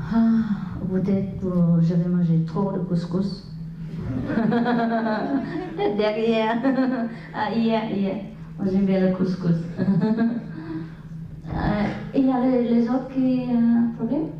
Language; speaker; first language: French; non-native, learner; Vietnamese